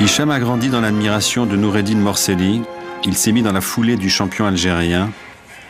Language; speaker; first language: French; native; French